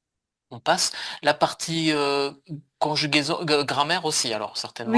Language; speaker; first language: French; native; French